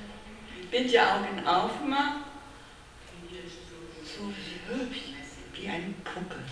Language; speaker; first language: German; non-native, fluent; Korean